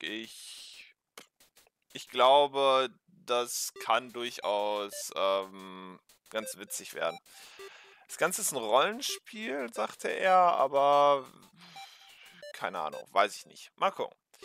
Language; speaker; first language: German; native; German